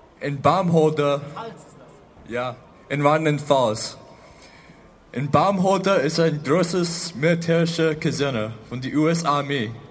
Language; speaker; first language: German; non-native, learner; English